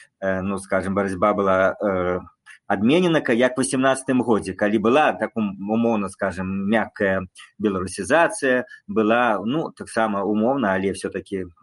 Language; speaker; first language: Belarusian; non-native, local second language; Russian